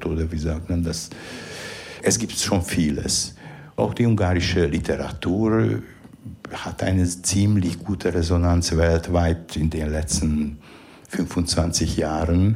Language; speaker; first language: German; non-native, fluent; Hungarian